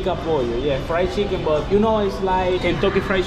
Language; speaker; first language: English; non-native, fluent; Spanish